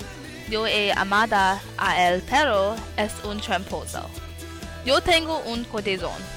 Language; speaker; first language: Spanish; non-native, learner; English